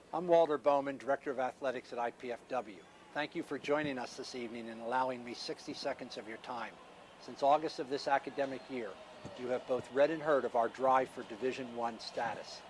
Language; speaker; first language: English; native; English